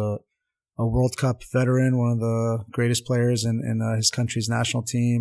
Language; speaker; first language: English; non-native, local second language; Armenian